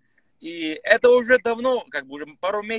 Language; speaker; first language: Russian; native; Russian